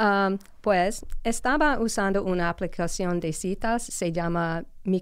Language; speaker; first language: Spanish; non-native, fluent; English